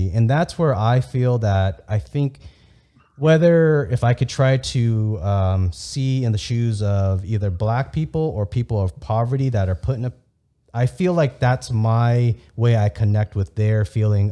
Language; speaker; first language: English; early bilingual, other home language; Vietnamese